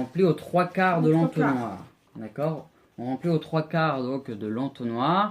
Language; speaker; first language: French; native; French